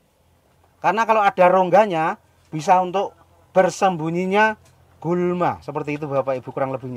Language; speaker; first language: Indonesian; non-native, local second language; Javanese